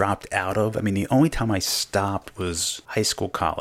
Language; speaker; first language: English; native; English